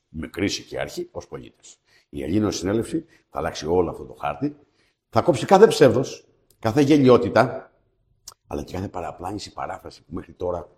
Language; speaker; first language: Greek; native; Greek